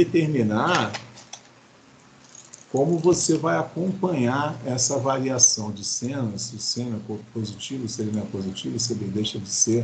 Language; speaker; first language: Portuguese; native; Portuguese